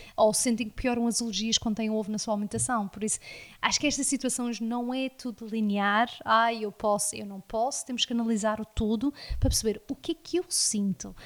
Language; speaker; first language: Portuguese; early bilingual, heritage; Portuguese